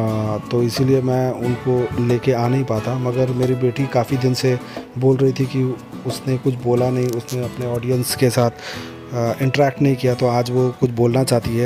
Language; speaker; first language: Hindi; native; Hindi